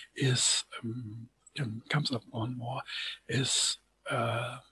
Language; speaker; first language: English; non-native, fluent; German